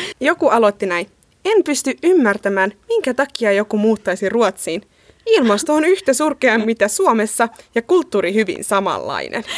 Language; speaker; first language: Finnish; native; Finnish